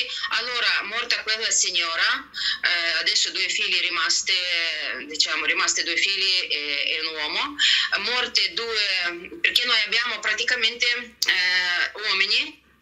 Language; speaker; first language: Italian; non-native, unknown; Russian